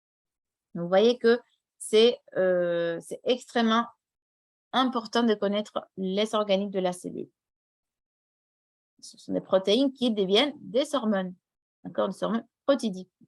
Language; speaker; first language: French; non-native, fluent; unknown